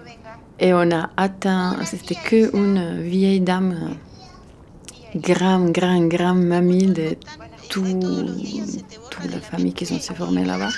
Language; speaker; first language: French; non-native, fluent; Serbian